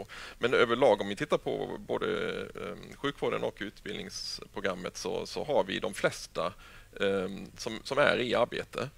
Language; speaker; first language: Swedish; native; Swedish